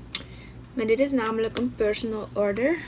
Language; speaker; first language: Dutch; non-native, local second language; Papiamento